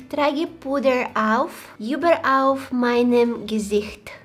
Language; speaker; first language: German; non-native, learner; Bulgarian